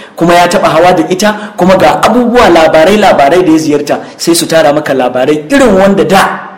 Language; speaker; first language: Hausa; native; Hausa